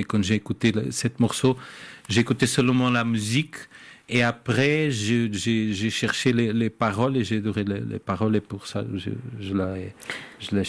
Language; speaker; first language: French; non-native, fluent; Portuguese